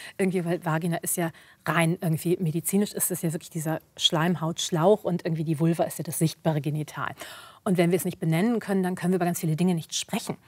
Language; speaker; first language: German; early bilingual, other home language; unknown